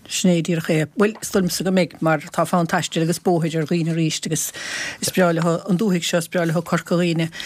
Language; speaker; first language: Irish; native; Irish